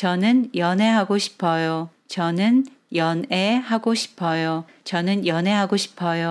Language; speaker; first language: Korean; non-native, fluent; Chinese